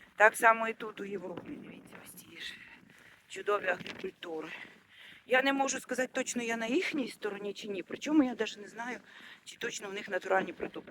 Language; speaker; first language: Ukrainian; non-native, local second language; Russian